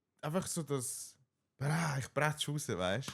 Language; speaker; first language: German; native; German